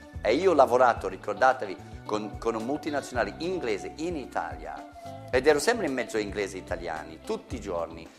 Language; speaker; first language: Italian; non-native, fluent; English